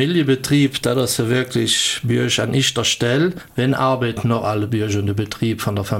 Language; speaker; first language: German; native; German